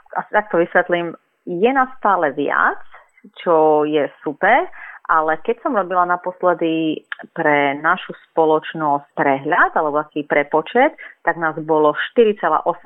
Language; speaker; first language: Slovak; native; Slovak